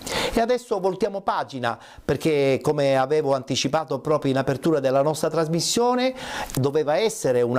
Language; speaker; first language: Italian; native; Italian